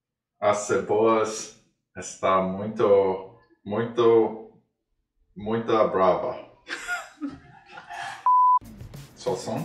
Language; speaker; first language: Portuguese; non-native, learner; English